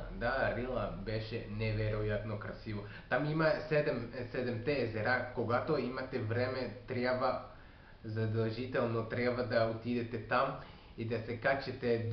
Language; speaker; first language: Bulgarian; non-native, learner; French